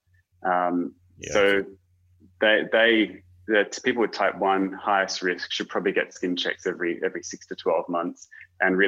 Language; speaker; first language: English; native; English